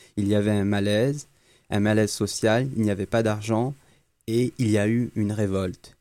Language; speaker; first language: French; non-native, local second language; Arabic